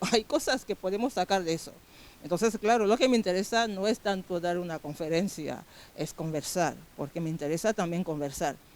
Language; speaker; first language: Spanish; non-native, fluent; Fang